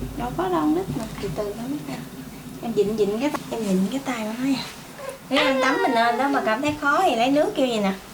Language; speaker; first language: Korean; non-native, fluent; Vietnamese